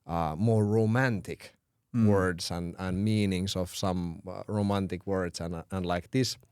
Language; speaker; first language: English; non-native, fluent; Finnish